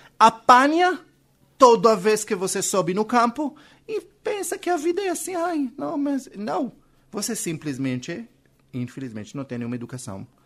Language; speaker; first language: Portuguese; non-native, fluent; Hebrew